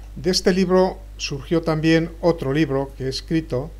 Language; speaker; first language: Spanish; native; Spanish